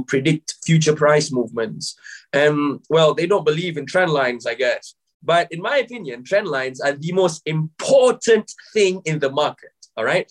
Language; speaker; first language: English; non-native, local second language; Malay